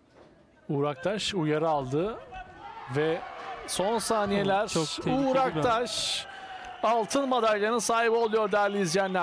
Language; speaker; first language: Turkish; native; Turkish